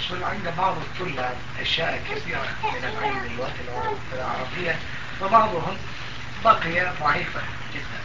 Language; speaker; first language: Arabic; non-native, fluent; Turkish